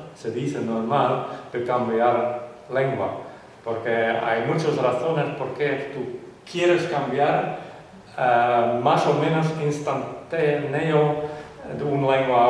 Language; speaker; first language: Spanish; non-native, fluent; Dutch